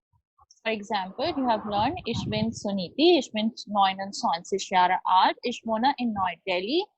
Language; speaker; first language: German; non-native, fluent; Hindi